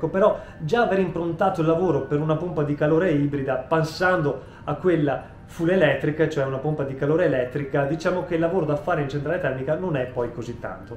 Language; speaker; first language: Italian; native; Italian